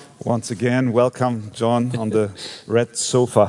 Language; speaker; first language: English; non-native, fluent; German